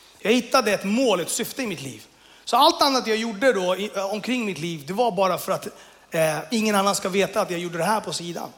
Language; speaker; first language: Swedish; early bilingual, other home language; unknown